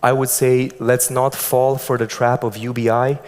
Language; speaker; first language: English; non-native, fluent; Romanian